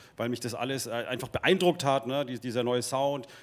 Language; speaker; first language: German; native; German